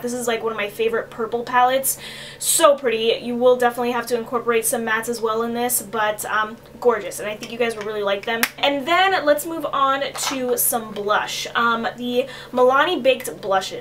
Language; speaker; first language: English; native; English